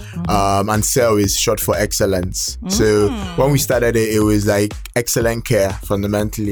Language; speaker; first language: English; non-native, local second language; Igbo